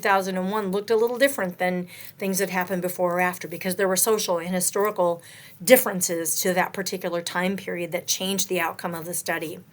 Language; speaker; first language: English; native; English